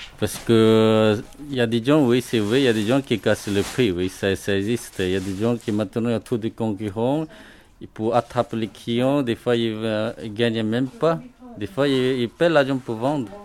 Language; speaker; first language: French; non-native, learner; Chinese